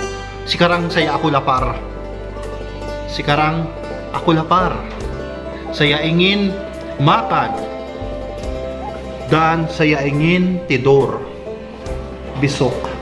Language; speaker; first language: Indonesian; non-native, learner; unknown